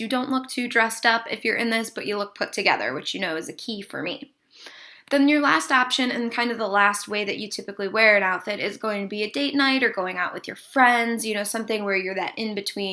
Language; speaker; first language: English; native; English